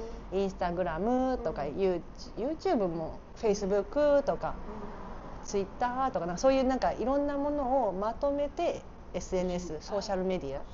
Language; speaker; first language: Japanese; native; Japanese